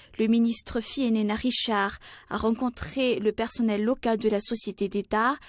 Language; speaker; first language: French; non-native, local second language; Malagasy